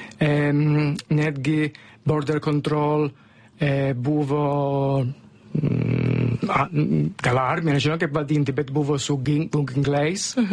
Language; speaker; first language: Lithuanian; non-native, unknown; Italian